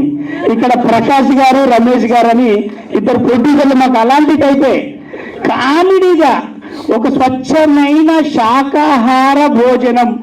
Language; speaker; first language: Telugu; native; Telugu